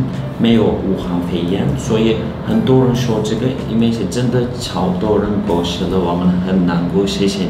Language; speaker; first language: Chinese; non-native, learner; Turkish